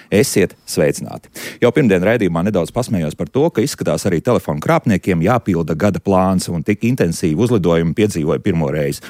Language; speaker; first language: Latvian; native; Latvian